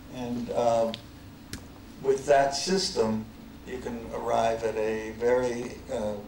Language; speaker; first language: English; native; English